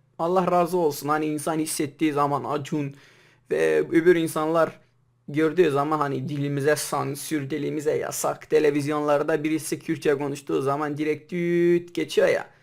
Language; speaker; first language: Turkish; non-native, local second language; Kurdish